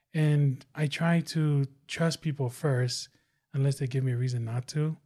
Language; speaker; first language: English; non-native, fluent; Tongan